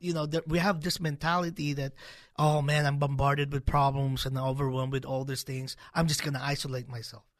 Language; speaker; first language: English; non-native, local second language; Filipino